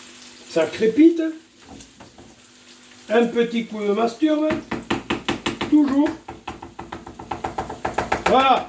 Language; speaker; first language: French; native; French